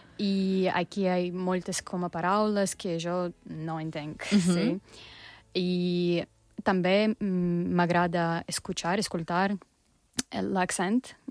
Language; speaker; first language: Catalan; non-native, learner; Russian